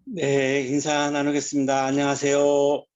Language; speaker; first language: Korean; native; Korean